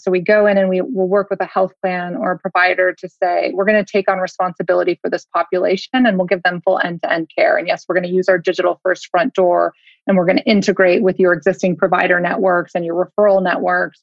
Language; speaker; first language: English; native; English